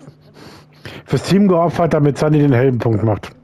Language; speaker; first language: German; native; German